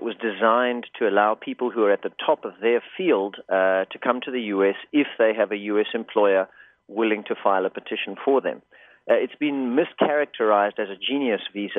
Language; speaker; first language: English; native; English